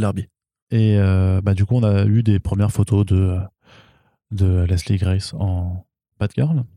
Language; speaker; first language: French; native; French